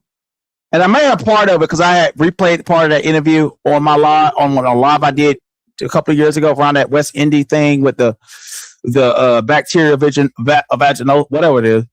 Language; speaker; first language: English; native; English